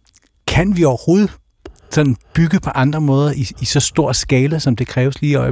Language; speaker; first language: Danish; native; Danish